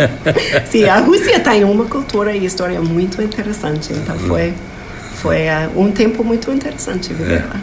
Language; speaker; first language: Portuguese; non-native, fluent; English